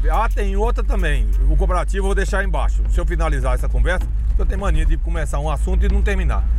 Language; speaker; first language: Portuguese; native; Portuguese